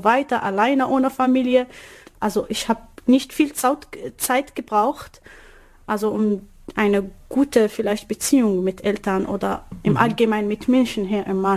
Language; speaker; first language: German; non-native, learner; Arabic